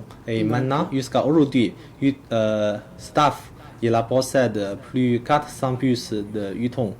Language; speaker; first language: French; non-native, learner; Chinese